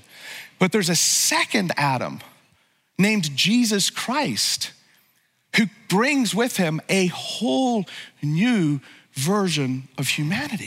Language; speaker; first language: English; native; English